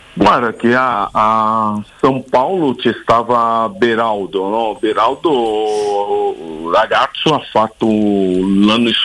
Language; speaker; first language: Italian; non-native, learner; Portuguese